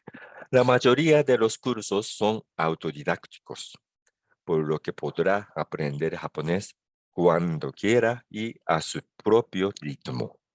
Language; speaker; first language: Spanish; non-native, fluent; Japanese